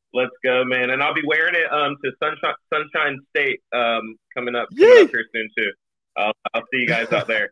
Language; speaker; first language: English; native; English